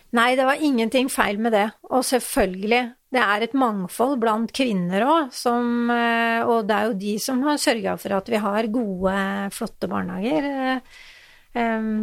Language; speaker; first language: Norwegian; native; Norwegian